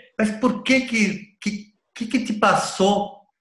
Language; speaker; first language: Spanish; non-native, learner; Portuguese